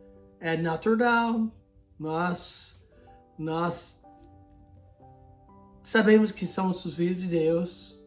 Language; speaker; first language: Portuguese; non-native, fluent; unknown